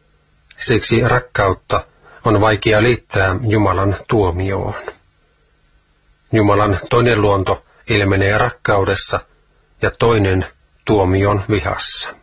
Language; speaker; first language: Finnish; native; Finnish